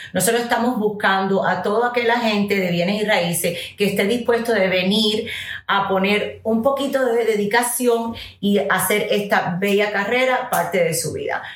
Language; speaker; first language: Spanish; early bilingual, heritage; English